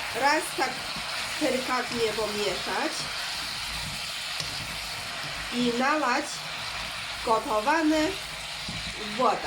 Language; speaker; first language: Polish; non-native, learner; Chinese